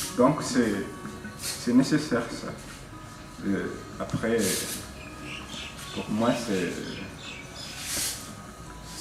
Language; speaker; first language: French; non-native, local second language; Malagasy